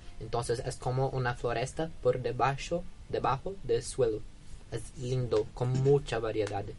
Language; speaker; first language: Spanish; non-native, learner; Portuguese